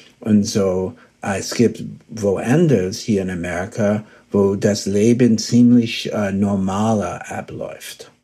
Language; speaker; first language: German; early bilingual, heritage; German